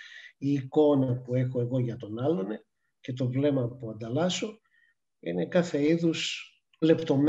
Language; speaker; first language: Greek; native; Greek